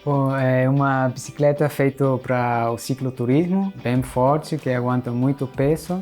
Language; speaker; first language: Portuguese; non-native, fluent; German